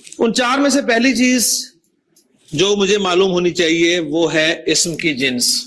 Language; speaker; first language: Urdu; native; Urdu